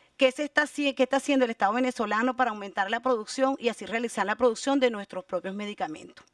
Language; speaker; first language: Spanish; native; Spanish